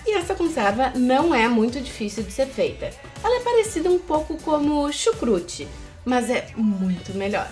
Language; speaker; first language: Portuguese; native; Portuguese